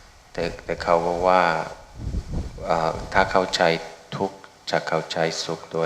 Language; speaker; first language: Thai; non-native, fluent; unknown